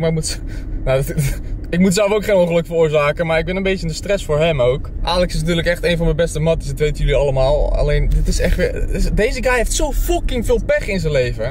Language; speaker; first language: Dutch; native; Dutch